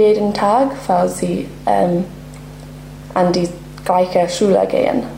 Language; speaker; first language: German; non-native, learner; English